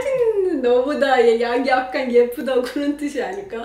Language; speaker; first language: Korean; non-native, learner; Persian